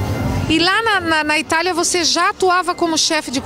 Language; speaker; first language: Portuguese; native; Portuguese